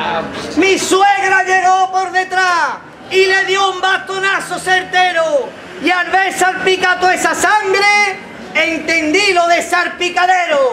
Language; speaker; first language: Spanish; native; Spanish